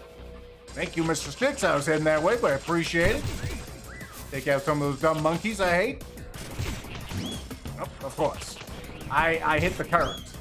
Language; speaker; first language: English; native; English